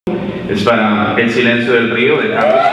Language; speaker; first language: Spanish; native; Spanish